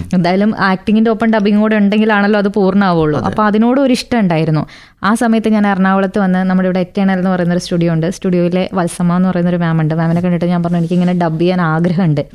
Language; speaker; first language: Malayalam; native; Malayalam